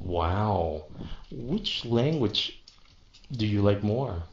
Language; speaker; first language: English; non-native, fluent; Vietnamese